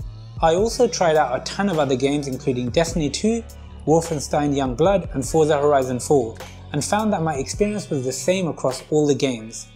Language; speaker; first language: English; native; English